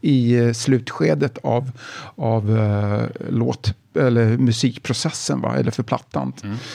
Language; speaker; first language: Swedish; early bilingual, other home language; Italian